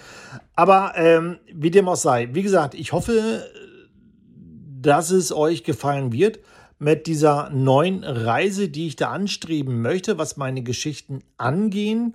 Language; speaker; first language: German; native; German